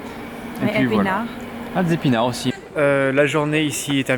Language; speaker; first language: French; native; French